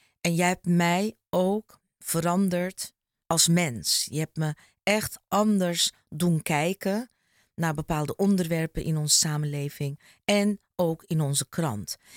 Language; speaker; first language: Dutch; early bilingual, other home language; Turkish